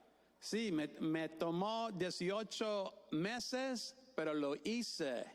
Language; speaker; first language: Spanish; non-native, fluent; English